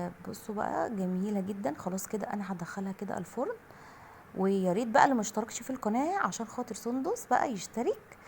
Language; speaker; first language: Arabic; native; Arabic